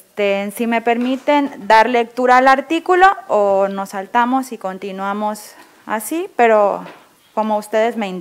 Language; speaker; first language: Spanish; native; Spanish